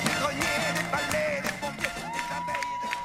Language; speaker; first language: French; native; French